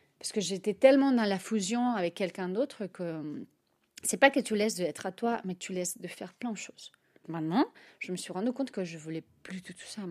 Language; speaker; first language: French; non-native, fluent; Spanish